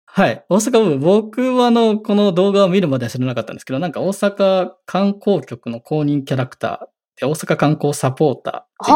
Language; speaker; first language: Japanese; native; Japanese